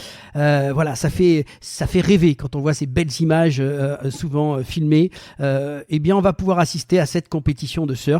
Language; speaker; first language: French; native; French